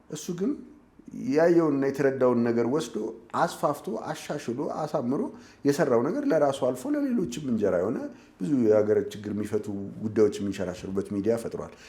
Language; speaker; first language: Amharic; native; Amharic